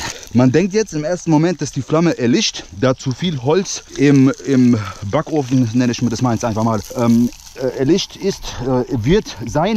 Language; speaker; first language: German; early bilingual, other home language; Bosnian